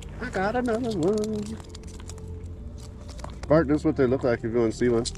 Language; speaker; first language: English; native; English